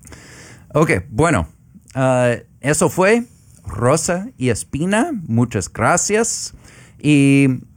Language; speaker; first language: Spanish; non-native, learner; English